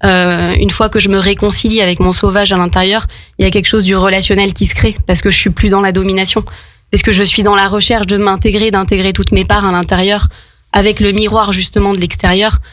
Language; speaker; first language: French; native; French